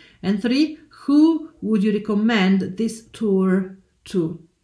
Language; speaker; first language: English; non-native, fluent; Italian